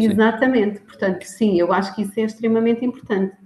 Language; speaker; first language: Portuguese; native; Portuguese